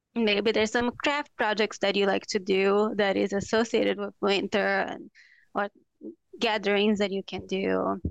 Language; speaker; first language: English; non-native, fluent; Portuguese